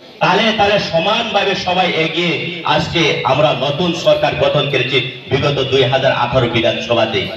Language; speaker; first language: Bangla; non-native, local second language; Kok Borok